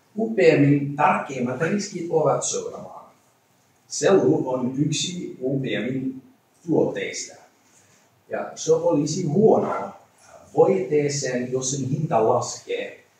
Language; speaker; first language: Finnish; non-native, learner; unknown